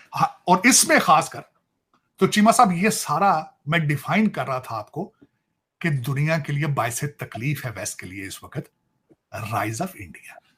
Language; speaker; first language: Urdu; non-native, local second language; Punjabi